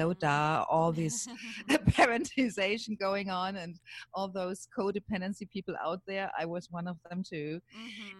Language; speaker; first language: English; non-native, fluent; German